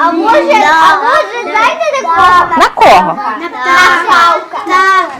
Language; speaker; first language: Ukrainian; non-native, local second language; Russian